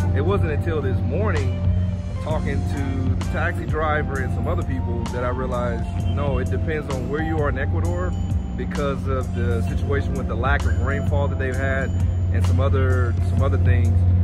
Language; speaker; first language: English; native; English